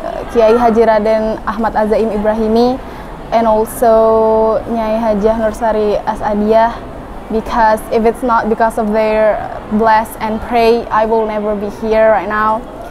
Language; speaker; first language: English; non-native, fluent; Indonesian